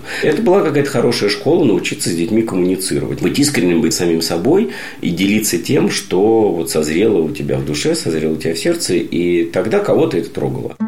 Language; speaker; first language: Russian; native; Russian